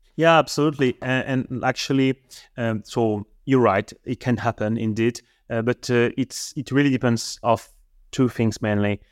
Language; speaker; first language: English; non-native, fluent; French